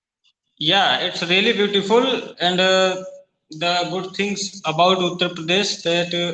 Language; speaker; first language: English; non-native, learner; Hindi